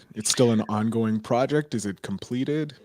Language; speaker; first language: English; native; English